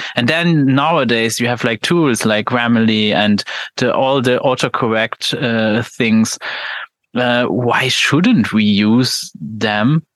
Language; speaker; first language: English; non-native, fluent; Luxembourgish